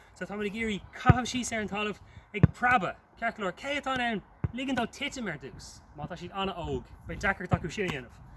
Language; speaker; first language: Irish; non-native, local second language; English